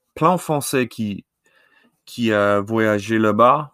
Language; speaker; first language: French; non-native, learner; English